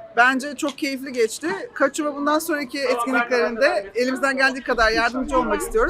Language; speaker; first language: Turkish; native; Turkish